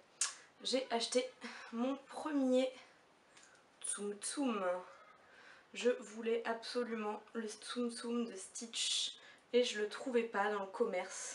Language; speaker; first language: French; native; French